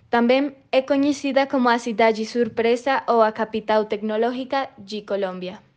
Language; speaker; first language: Portuguese; non-native, learner; Spanish